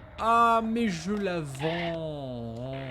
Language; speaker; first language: French; native; French